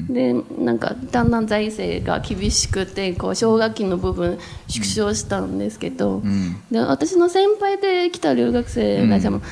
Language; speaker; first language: Japanese; non-native, fluent; Chinese